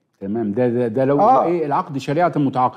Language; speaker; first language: Arabic; native; Arabic